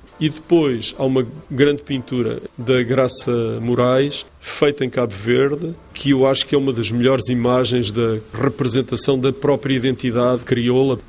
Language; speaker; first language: Portuguese; native; Portuguese